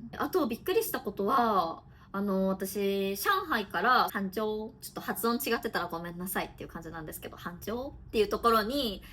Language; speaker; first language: Japanese; native; Japanese